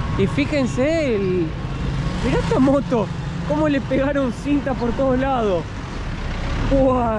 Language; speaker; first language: Spanish; native; Spanish